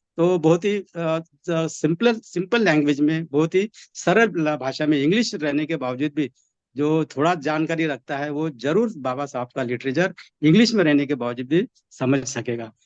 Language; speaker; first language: Hindi; non-native, local second language; Marathi